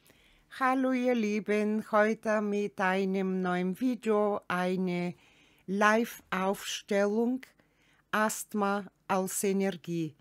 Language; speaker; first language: German; non-native, fluent; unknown